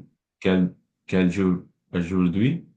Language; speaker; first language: French; non-native, learner; Hindi